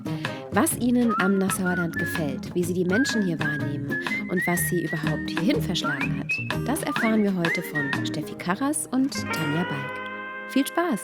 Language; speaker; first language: German; native; German